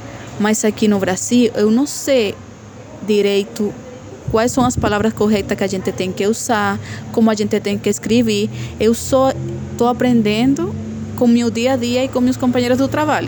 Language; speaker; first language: Portuguese; non-native, fluent; Spanish